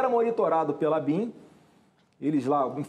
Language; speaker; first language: Portuguese; native; Portuguese